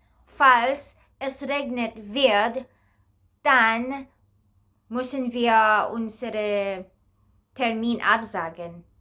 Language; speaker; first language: German; non-native, learner; Filipino